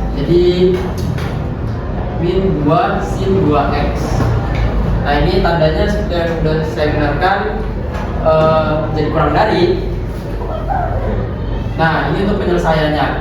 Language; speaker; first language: Indonesian; native; Indonesian